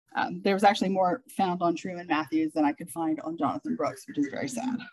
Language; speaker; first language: English; native; English